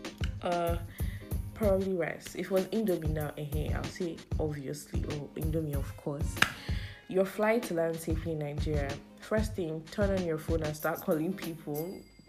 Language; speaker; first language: English; non-native, local second language; Yoruba